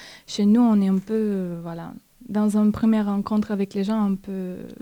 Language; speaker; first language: French; non-native, fluent; Bulgarian